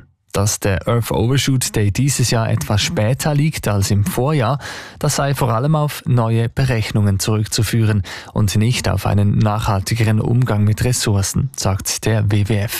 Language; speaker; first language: German; native; German